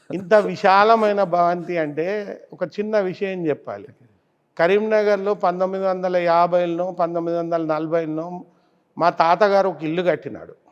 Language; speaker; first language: Telugu; native; Telugu